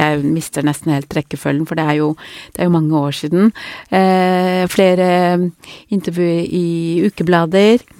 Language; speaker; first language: Norwegian; early bilingual, other home language; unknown